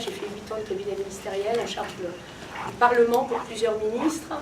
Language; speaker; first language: French; native; French